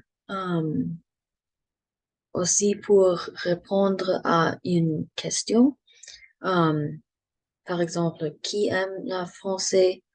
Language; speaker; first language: French; non-native, learner; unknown